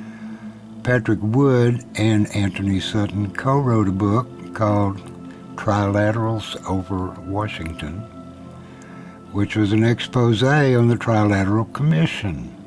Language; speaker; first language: English; native; English